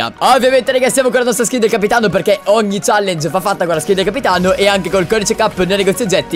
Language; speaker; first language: Italian; native; Italian